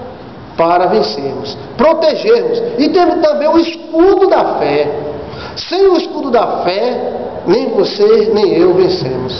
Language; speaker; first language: Portuguese; native; Portuguese